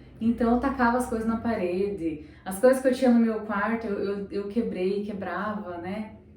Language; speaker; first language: Portuguese; native; Portuguese